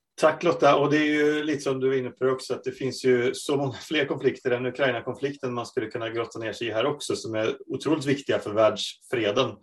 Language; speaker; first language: Swedish; native; Swedish